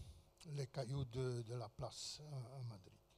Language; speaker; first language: French; non-native, fluent; Dutch